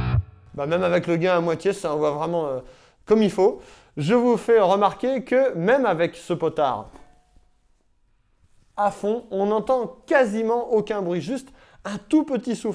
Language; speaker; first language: French; native; French